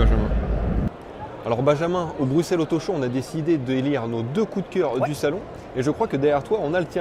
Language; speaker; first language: French; native; French